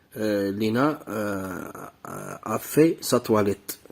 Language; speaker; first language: French; non-native, local second language; Arabic